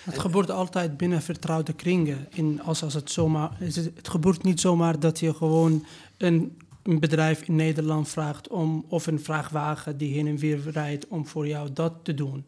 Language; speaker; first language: Dutch; non-native, fluent; Persian